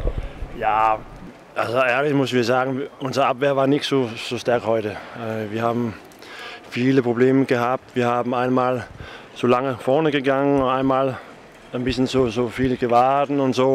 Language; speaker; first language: German; non-native, learner; Danish